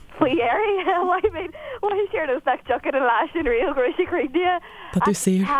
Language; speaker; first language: Irish; non-native, local second language; English